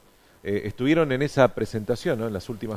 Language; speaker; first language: Spanish; native; Spanish